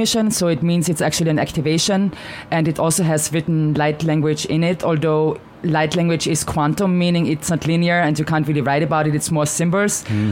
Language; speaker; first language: English; non-native, fluent; German